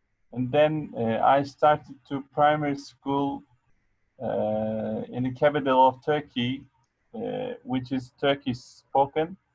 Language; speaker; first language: English; non-native, fluent; Arabic